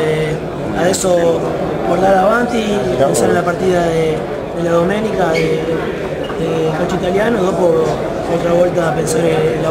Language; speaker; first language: Italian; non-native, fluent; Spanish